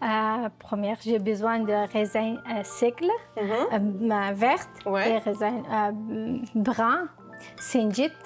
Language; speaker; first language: French; non-native, learner; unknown